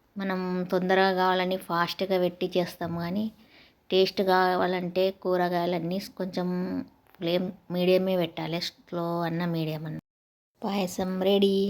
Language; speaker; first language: Telugu; non-native, local second language; Marathi